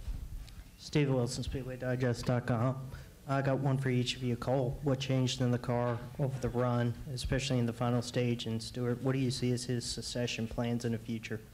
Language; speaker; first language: English; native; English